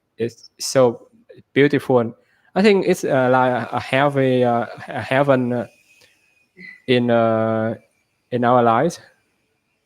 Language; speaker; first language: English; non-native, learner; Vietnamese